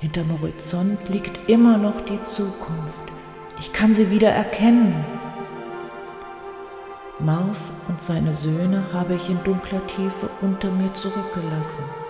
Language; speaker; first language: German; native; German